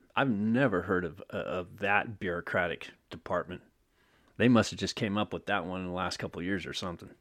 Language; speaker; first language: English; native; English